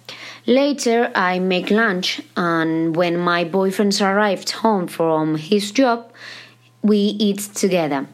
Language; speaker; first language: English; non-native, learner; Spanish